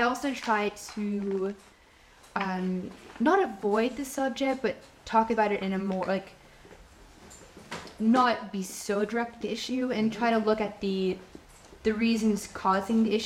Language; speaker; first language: English; native; English